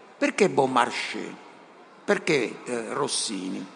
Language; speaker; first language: Italian; native; Italian